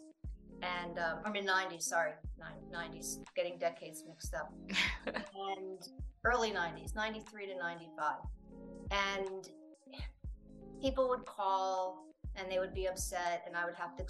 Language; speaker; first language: English; native; English